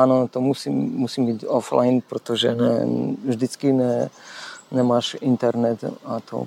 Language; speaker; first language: Czech; non-native, learner; Polish